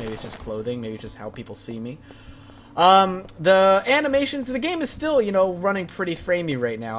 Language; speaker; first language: English; native; English